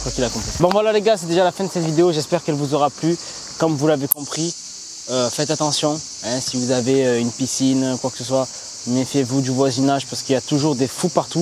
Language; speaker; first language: French; native; French